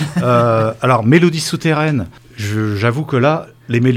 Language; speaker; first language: French; native; French